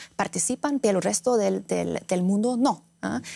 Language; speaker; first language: Spanish; non-native, fluent; Russian